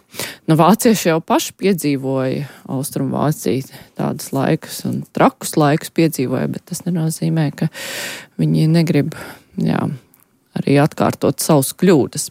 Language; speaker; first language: Latvian; native; Latvian